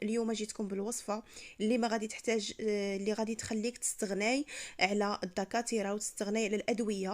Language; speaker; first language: Arabic; native; Arabic